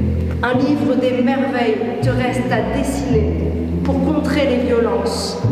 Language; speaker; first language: French; native; French